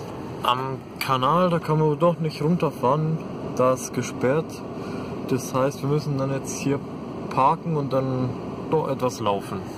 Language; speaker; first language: German; native; German